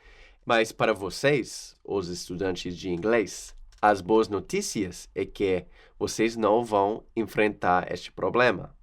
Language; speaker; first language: Portuguese; non-native, fluent; English